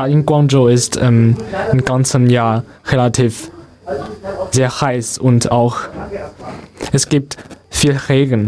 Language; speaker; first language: German; non-native, learner; Chinese